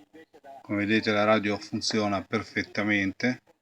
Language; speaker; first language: Italian; native; Italian